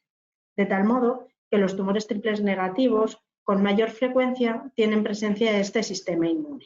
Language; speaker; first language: Spanish; native; Spanish